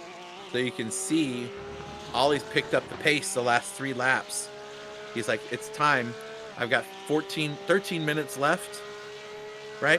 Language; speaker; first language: English; native; English